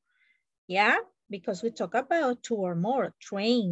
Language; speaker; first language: English; non-native, learner; Spanish